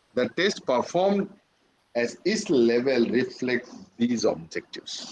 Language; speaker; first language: English; non-native, local second language; Bangla